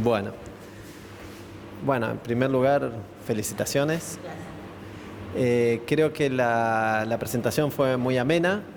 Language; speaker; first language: Spanish; native; Spanish